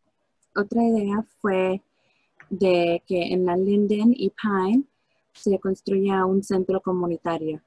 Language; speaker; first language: Spanish; early bilingual, heritage; Spanish